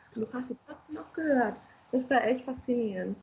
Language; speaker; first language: German; non-native, fluent; Spanish